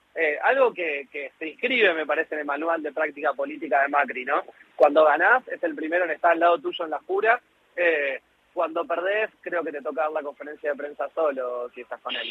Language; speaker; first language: Spanish; native; Spanish